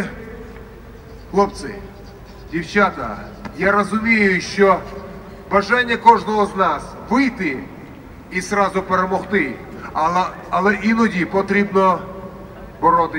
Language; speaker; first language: Ukrainian; non-native, local second language; Russian